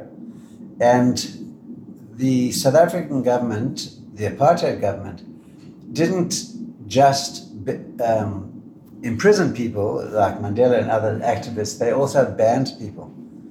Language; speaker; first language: English; native; English